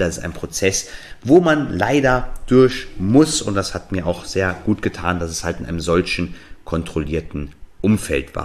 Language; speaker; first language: German; native; German